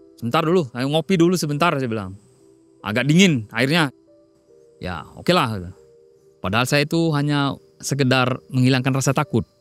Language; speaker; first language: Indonesian; non-native, local second language; Batak Toba